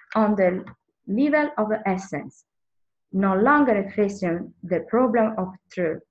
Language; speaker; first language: English; non-native, learner; Italian